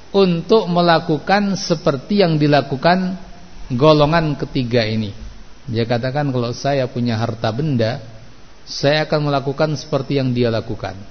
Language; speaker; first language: Indonesian; native; Indonesian